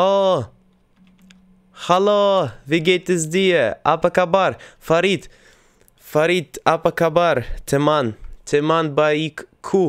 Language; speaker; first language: Indonesian; non-native, learner; Russian